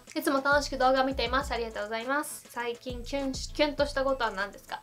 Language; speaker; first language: Japanese; native; Japanese